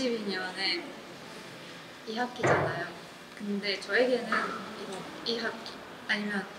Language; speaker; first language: Korean; non-native, learner; Russian